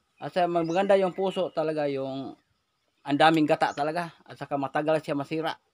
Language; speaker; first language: Filipino; non-native, local second language; Cebuano